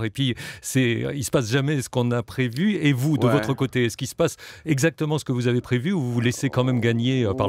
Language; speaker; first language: French; native; French